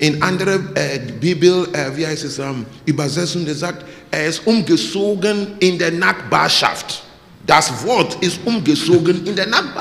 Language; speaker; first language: German; non-native, learner; English